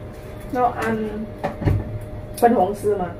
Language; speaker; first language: Chinese; non-native, learner; Indonesian